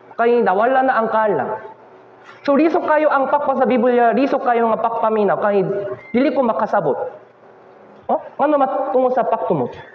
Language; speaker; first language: Cebuano; non-native, fluent; Korean